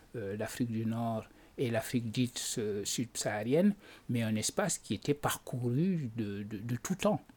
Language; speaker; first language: French; non-native, local second language; Wolof